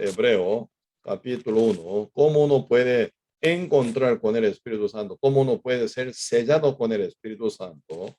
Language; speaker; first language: Spanish; non-native, fluent; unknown